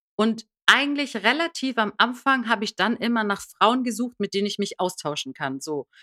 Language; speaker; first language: German; early bilingual, other home language; Persian